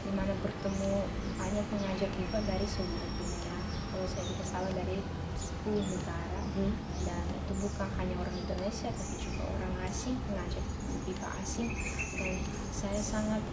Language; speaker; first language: Indonesian; non-native, fluent; Russian